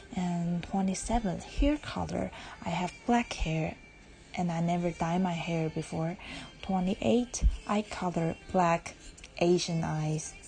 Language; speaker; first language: English; non-native, learner; Chinese